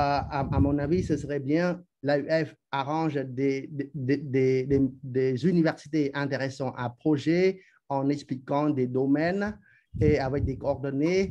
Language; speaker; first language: French; non-native, fluent; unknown